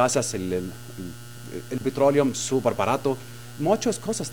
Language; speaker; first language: Spanish; non-native, learner; Arabic